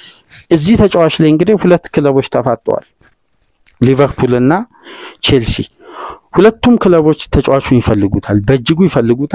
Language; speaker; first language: Amharic; native; Amharic